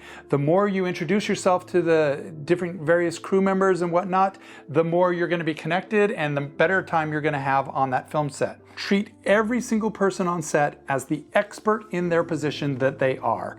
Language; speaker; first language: English; native; English